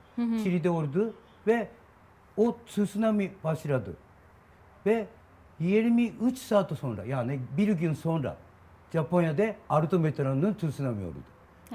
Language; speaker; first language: Turkish; non-native, learner; Japanese